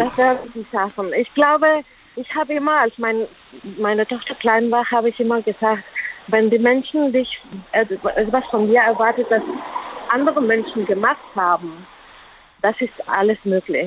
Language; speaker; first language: German; non-native, learner; Spanish